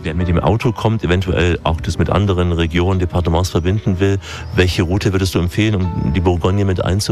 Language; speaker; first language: German; native; German